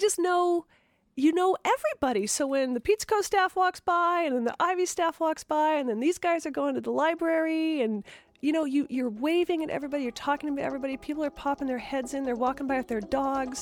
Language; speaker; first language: English; native; English